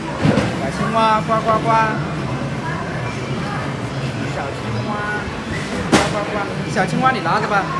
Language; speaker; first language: Chinese; native; Chinese